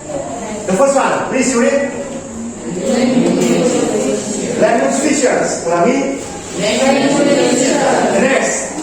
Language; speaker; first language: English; non-native, learner; Indonesian